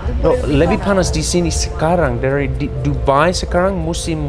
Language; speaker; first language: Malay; non-native, learner; English